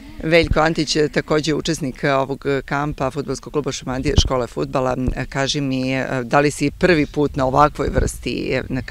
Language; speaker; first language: Serbian; native; Serbian